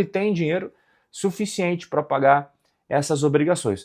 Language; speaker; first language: Portuguese; native; Portuguese